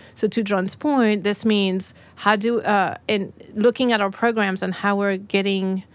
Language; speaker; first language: English; non-native, fluent; French